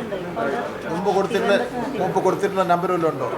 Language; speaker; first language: Malayalam; native; Malayalam